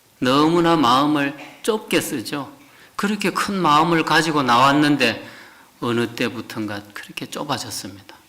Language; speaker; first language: Korean; native; Korean